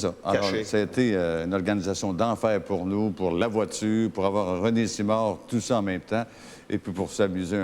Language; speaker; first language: French; native; French